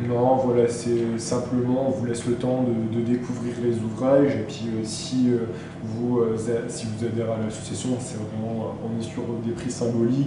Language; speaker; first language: French; native; French